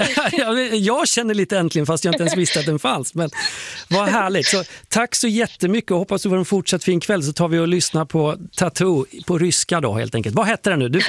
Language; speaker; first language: Swedish; native; Swedish